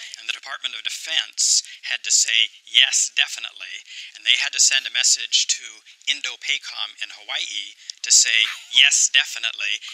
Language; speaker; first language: English; native; English